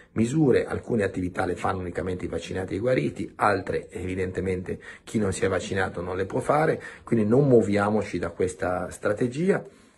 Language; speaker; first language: Italian; native; Italian